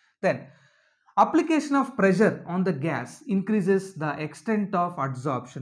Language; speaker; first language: English; non-native, local second language; Telugu